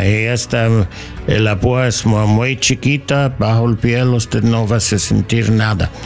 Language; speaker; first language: Spanish; non-native, learner; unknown